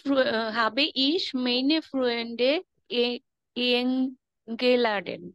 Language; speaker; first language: German; non-native, learner; Bangla